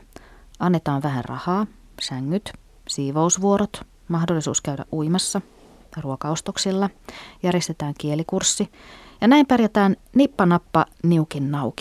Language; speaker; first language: Finnish; native; Finnish